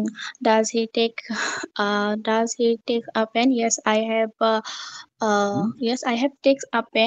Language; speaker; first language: English; non-native, learner; Bangla